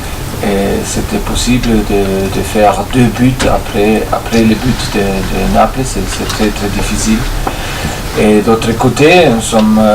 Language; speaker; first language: French; non-native, fluent; German